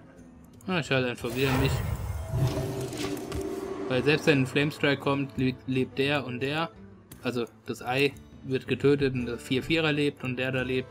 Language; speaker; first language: German; native; German